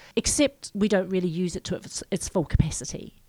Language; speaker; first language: English; native; English